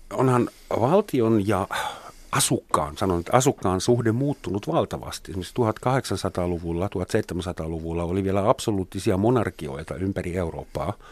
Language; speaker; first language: Finnish; non-native, fluent; German